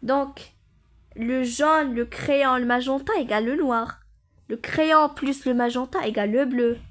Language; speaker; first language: French; non-native, local second language; Arabic